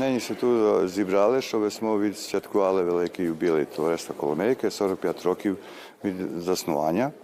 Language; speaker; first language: Ukrainian; early bilingual, heritage; Ukrainian